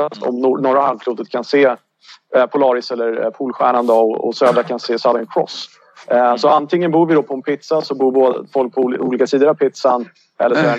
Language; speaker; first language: Swedish; native; Swedish